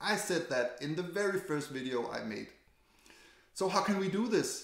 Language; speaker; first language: English; non-native, fluent; Danish